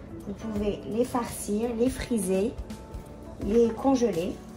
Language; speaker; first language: French; native; French